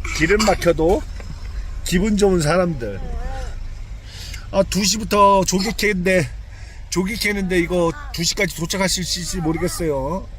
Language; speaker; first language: Korean; native; Korean